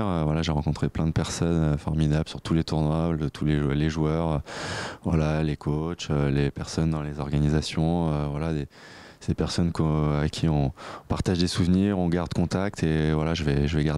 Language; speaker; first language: French; native; French